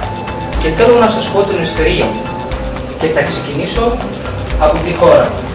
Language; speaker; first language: Greek; non-native, fluent; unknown